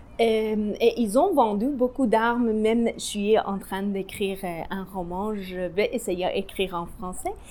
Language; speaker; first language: French; non-native, learner; Persian